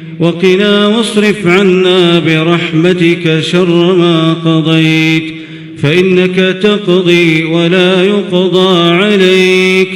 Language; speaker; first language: Arabic; native; Arabic